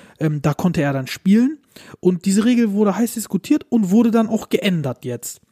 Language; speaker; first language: German; early bilingual, other home language; Turkish